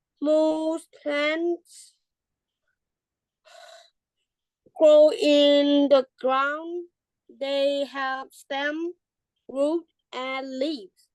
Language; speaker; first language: English; non-native, learner; Thai